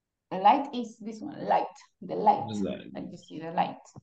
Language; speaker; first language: English; non-native, fluent; Spanish